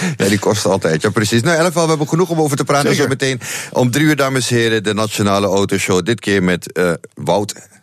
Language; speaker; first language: Dutch; native; Dutch